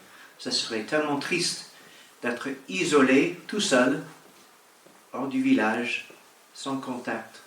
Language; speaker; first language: French; native; French